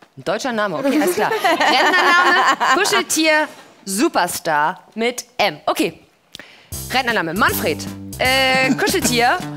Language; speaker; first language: German; native; German